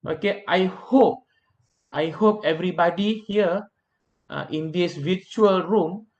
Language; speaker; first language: English; non-native, local second language; Malay